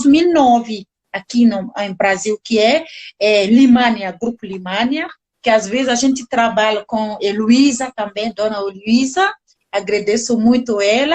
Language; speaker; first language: Portuguese; non-native, learner; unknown